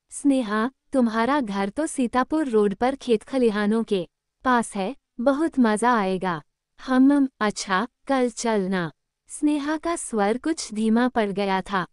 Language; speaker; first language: Hindi; native; Hindi